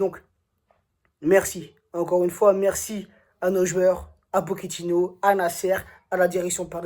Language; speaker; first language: French; native; French